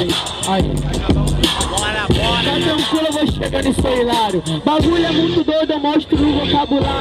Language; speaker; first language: Portuguese; native; Portuguese